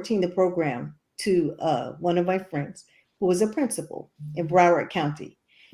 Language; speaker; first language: English; native; English